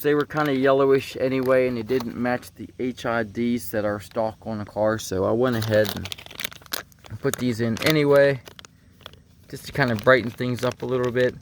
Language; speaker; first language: English; native; English